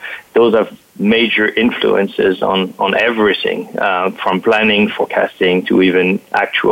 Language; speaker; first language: English; non-native, fluent; French